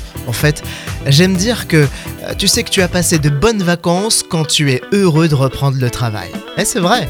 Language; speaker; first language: French; native; French